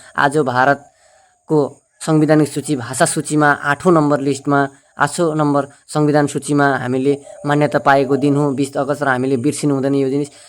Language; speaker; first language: Nepali; native; Nepali